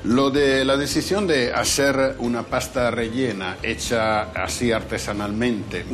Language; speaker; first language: Spanish; non-native, fluent; Italian